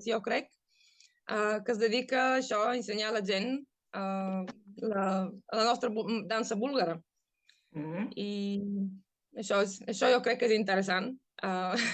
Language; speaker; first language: Catalan; non-native, fluent; Bulgarian